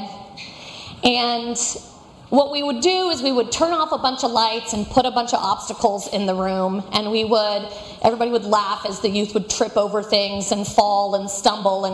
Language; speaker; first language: English; native; English